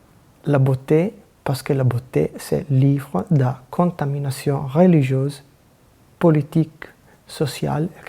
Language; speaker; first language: French; non-native, learner; Italian